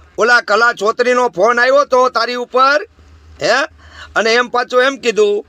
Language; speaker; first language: Gujarati; native; Gujarati